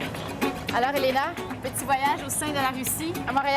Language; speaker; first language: French; native; French